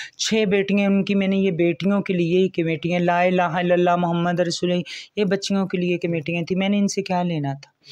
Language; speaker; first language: Urdu; non-native, local second language; Punjabi